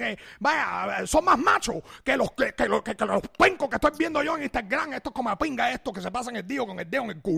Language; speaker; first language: Spanish; early bilingual, heritage; Spanish